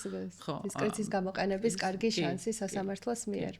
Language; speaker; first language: Georgian; native; Georgian